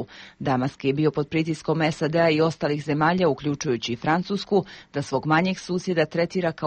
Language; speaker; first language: Croatian; native; Croatian